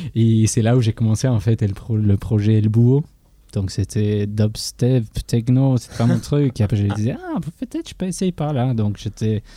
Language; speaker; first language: French; non-native, fluent; English